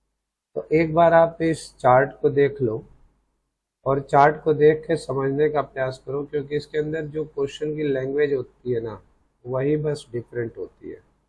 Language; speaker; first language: Hindi; native; Hindi